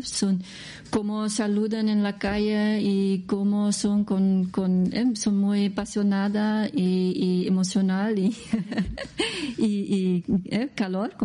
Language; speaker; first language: Spanish; non-native, learner; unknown